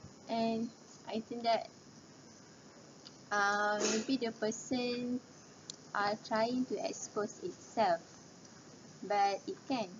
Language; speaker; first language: English; non-native, learner; Malay